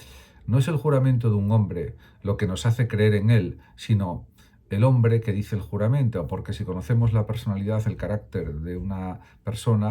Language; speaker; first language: Spanish; native; Spanish